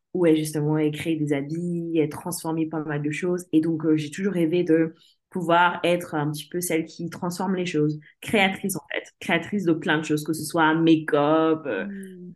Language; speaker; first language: French; early bilingual, other home language; English